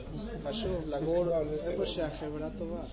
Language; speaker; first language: Hebrew; non-native, learner; Spanish